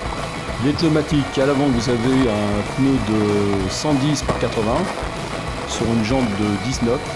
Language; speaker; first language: French; native; French